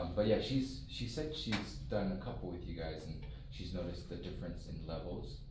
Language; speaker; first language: English; early bilingual, other home language; Korean